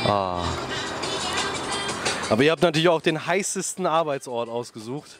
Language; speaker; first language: German; native; German